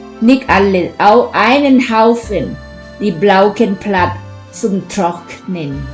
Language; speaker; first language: German; non-native, fluent; Thai